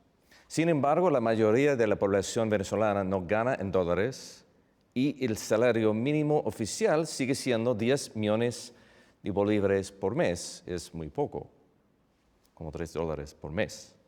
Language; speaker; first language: Spanish; non-native, fluent; English